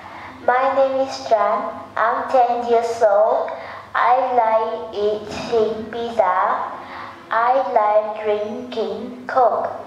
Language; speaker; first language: English; non-native, learner; Vietnamese